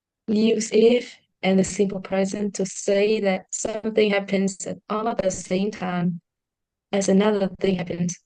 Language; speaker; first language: English; non-native, learner; Vietnamese